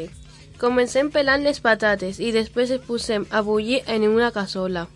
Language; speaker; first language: Catalan; early bilingual, other home language; Spanish